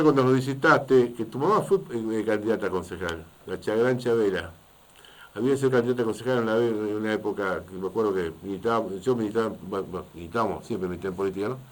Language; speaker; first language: Spanish; native; Spanish